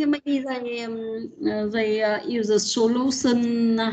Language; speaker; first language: English; non-native, learner; Vietnamese